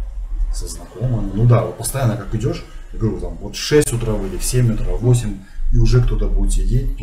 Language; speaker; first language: Russian; native; Russian